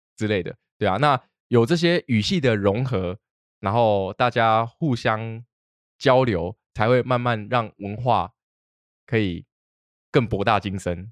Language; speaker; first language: Chinese; native; Chinese